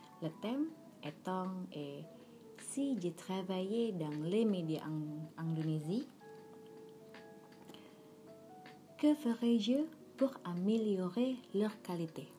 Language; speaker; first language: French; non-native, learner; Indonesian